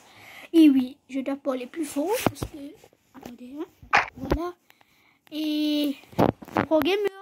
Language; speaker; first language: French; non-native, local second language; Morisyen